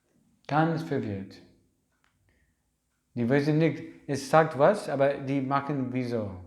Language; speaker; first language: German; non-native, learner; English